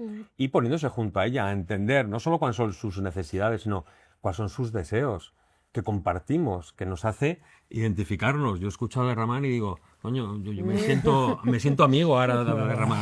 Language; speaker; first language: Spanish; native; Spanish